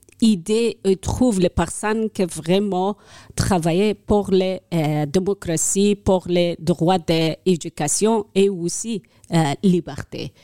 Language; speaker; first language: French; non-native, learner; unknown